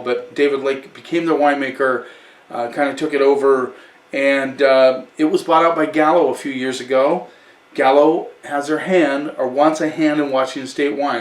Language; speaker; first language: English; native; English